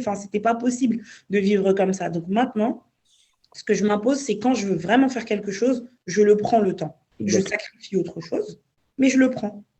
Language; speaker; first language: French; native; French